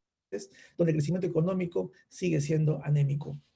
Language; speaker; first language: Spanish; native; Spanish